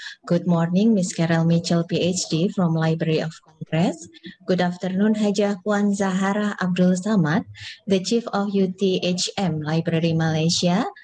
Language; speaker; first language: English; non-native, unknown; Indonesian